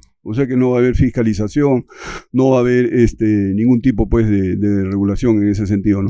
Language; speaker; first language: Spanish; native; Spanish